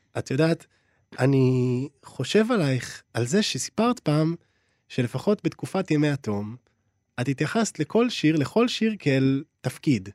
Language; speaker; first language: Hebrew; native; Hebrew